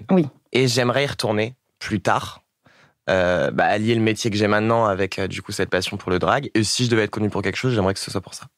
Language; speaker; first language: French; native; French